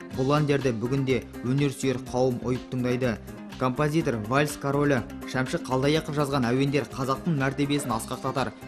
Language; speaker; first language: Kazakh; native; Kazakh